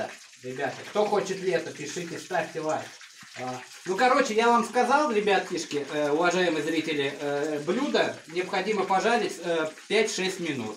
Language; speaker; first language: Russian; native; Russian